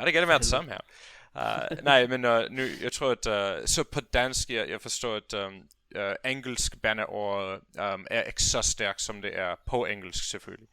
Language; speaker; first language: Danish; non-native, learner; English